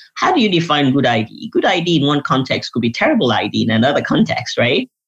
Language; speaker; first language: English; non-native, local second language; Yoruba